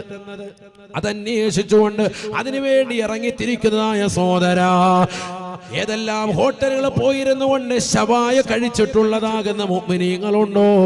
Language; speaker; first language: Malayalam; native; Malayalam